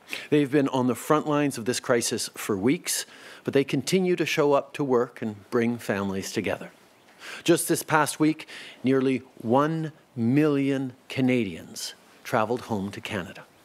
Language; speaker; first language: English; native; English